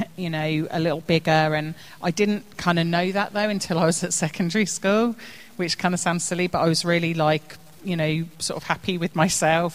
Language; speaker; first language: English; native; English